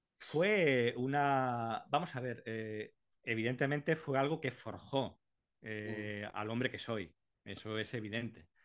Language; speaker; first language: Spanish; native; Spanish